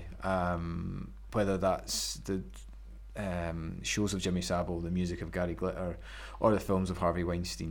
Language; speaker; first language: English; native; English